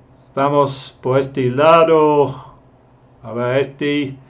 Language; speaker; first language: Spanish; non-native, fluent; English